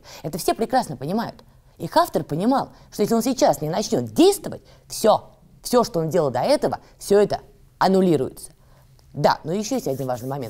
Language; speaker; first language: Russian; native; Russian